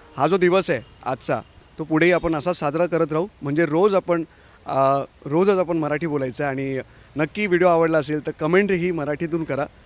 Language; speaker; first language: Marathi; native; Marathi